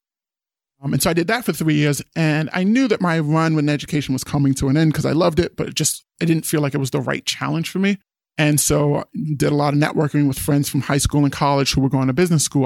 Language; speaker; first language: English; native; English